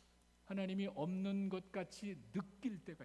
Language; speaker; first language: Korean; native; Korean